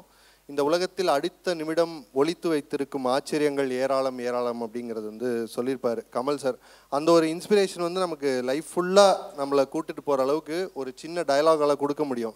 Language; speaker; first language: Tamil; native; Tamil